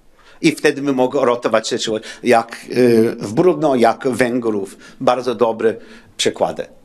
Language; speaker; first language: Polish; non-native, learner; English